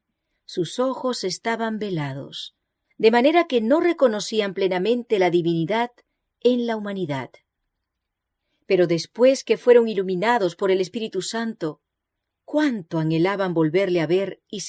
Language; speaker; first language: Spanish; native; Spanish